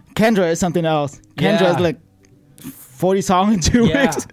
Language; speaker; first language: English; non-native, fluent; Vietnamese